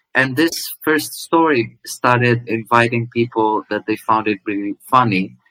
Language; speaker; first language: English; non-native, fluent; Greek